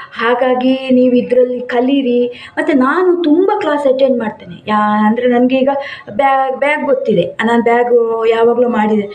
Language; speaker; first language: Kannada; non-native, local second language; Konkani